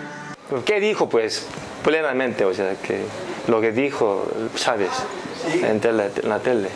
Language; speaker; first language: Spanish; non-native, learner; Korean